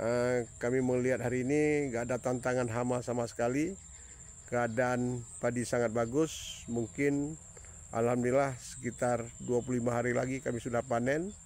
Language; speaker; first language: Indonesian; non-native, local second language; Achinese